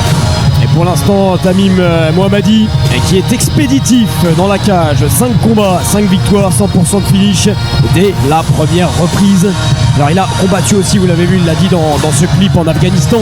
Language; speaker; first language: French; native; French